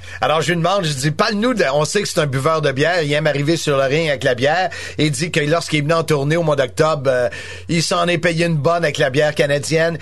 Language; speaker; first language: French; native; French